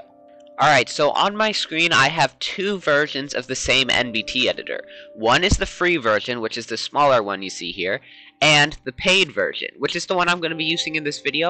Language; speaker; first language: English; native; English